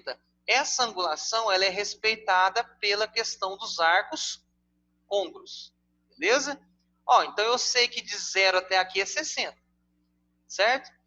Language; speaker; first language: Portuguese; native; Portuguese